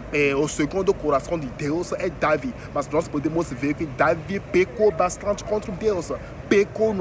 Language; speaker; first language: Portuguese; non-native, fluent; French